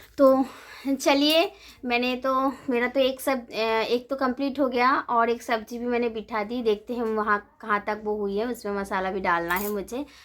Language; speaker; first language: Hindi; non-native, local second language; Bangla